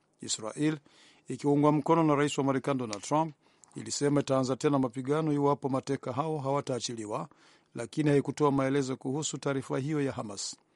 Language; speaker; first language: Swahili; non-native, local second language; Rundi